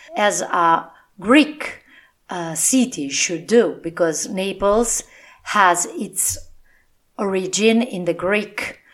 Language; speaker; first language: English; non-native, fluent; Italian